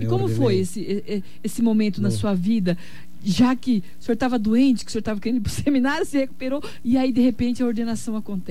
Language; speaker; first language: Portuguese; native; Portuguese